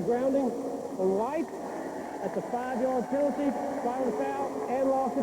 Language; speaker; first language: English; native; English